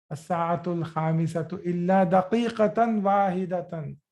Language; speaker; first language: Arabic; non-native, fluent; Urdu